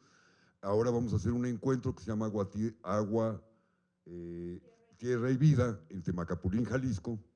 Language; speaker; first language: Spanish; native; Spanish